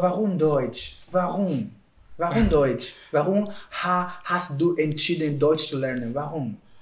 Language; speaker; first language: German; non-native, learner; Portuguese